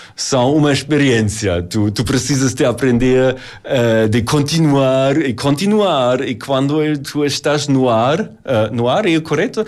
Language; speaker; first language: Portuguese; non-native, learner; German